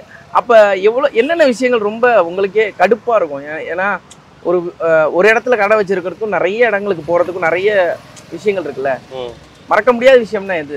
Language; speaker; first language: Tamil; native; Tamil